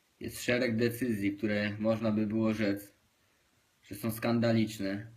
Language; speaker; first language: Polish; native; Polish